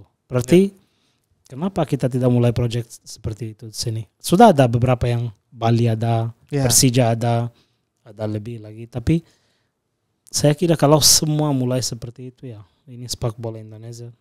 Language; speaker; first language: Indonesian; non-native, fluent; Portuguese